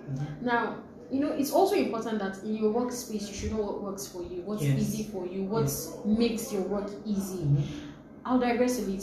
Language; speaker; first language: English; non-native, local second language; Yoruba